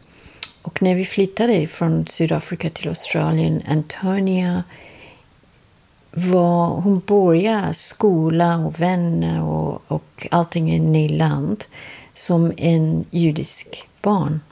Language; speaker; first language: Swedish; non-native, learner; English